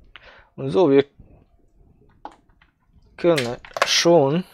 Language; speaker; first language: German; non-native, fluent; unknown